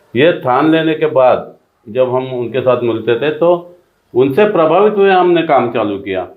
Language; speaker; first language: Hindi; non-native, local second language; Marathi